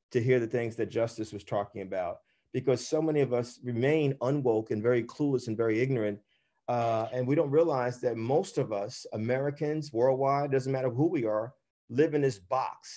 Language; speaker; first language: English; native; English